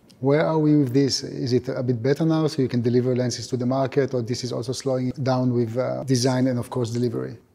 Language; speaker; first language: English; non-native, fluent; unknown